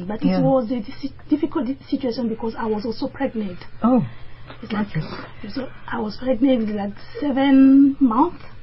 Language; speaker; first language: English; non-native, learner; French